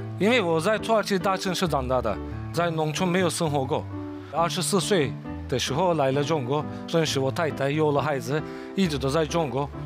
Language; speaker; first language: Chinese; non-native, fluent; Turkish